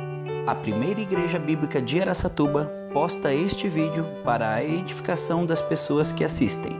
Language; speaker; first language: Portuguese; native; Portuguese